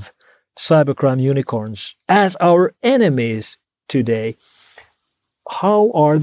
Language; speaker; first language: English; non-native, fluent; Finnish